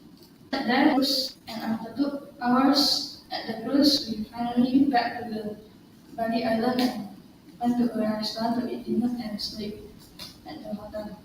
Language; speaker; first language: English; non-native, learner; Indonesian